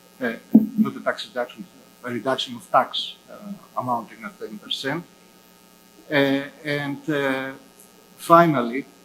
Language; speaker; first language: English; non-native, fluent; Greek